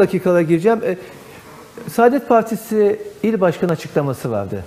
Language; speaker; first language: Turkish; native; Turkish